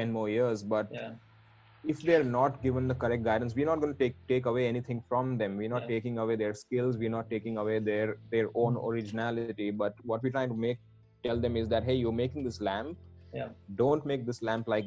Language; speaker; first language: English; non-native, local second language; Gujarati